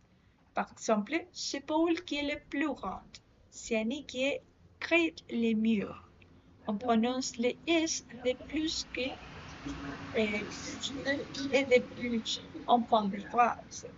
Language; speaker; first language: French; non-native, learner; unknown